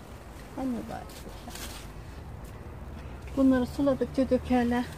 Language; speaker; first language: Turkish; native; Turkish